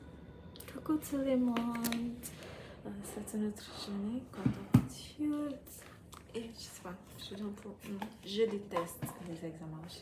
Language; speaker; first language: French; non-native, fluent; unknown